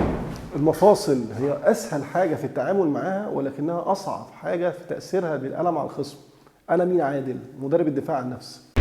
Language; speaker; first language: Arabic; native; Arabic